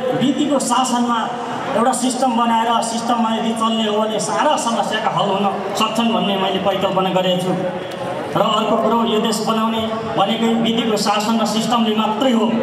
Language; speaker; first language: Nepali; native; Nepali